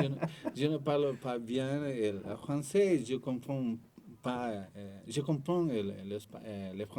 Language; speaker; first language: French; non-native, learner; Spanish